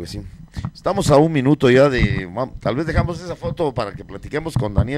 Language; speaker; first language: Spanish; native; Spanish